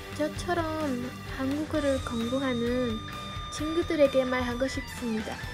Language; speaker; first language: Korean; non-native, learner; Spanish